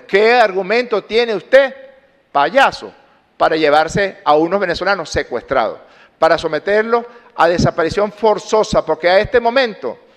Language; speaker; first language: Spanish; native; Spanish